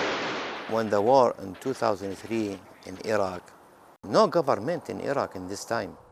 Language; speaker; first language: English; non-native, learner; Arabic